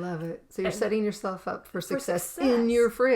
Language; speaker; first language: English; native; English